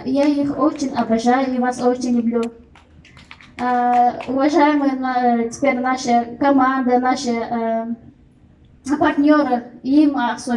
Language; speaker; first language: Russian; non-native, local second language; Kyrgyz